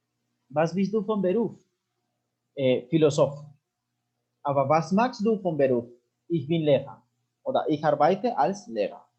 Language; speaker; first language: German; non-native, fluent; Spanish